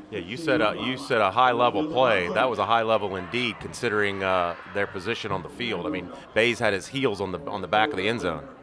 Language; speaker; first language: English; native; English